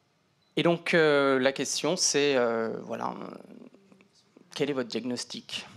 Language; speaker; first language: French; native; French